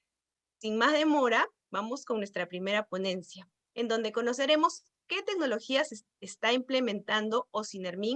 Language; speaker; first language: Spanish; native; Spanish